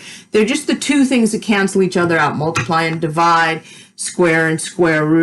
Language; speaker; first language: English; native; English